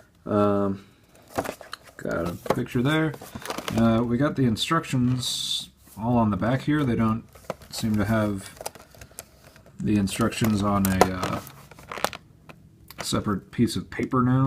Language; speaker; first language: English; native; English